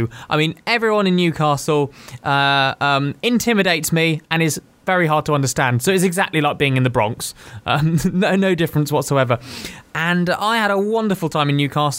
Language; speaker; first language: English; native; English